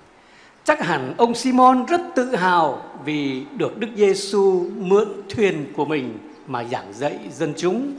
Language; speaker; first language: Vietnamese; native; Vietnamese